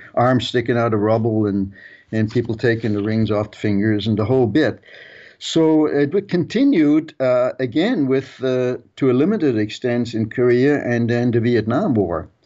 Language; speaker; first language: English; early bilingual, other home language; German